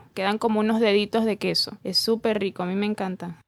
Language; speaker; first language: Spanish; native; Spanish